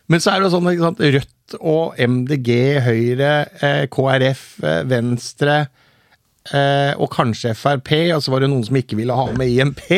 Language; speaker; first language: Norwegian; native; Norwegian